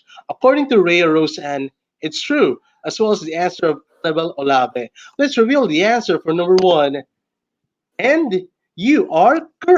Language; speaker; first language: English; non-native, local second language; Filipino